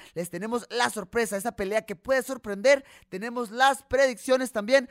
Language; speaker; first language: Spanish; native; Spanish